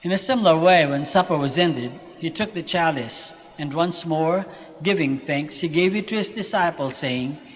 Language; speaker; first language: English; non-native, local second language; Filipino